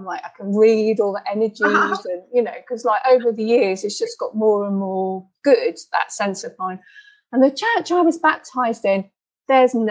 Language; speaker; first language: English; native; English